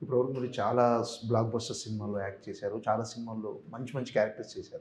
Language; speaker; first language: Telugu; native; Telugu